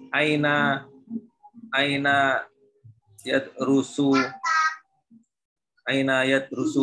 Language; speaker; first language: Arabic; non-native, learner; Indonesian